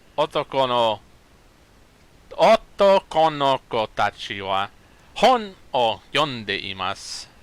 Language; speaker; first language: Japanese; non-native, learner; English